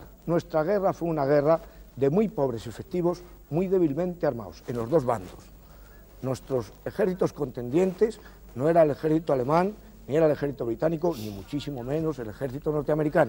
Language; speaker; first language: Spanish; native; Spanish